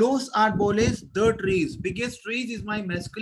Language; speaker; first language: English; non-native, local second language; Hindi